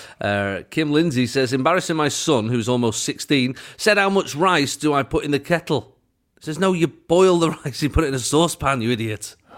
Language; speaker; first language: English; native; English